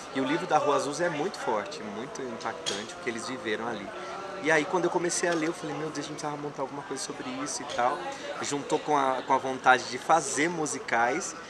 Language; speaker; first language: Portuguese; native; Portuguese